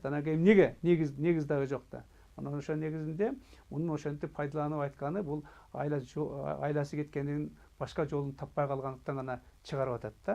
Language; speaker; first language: Kyrgyz; native; Kyrgyz